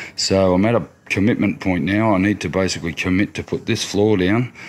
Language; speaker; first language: English; native; English